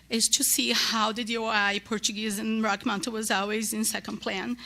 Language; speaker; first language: English; non-native, learner; Portuguese